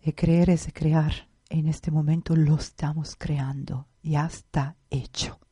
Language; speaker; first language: Spanish; non-native, fluent; Italian